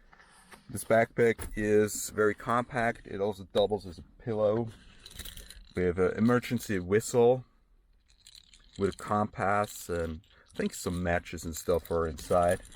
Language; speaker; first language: English; non-native, fluent; German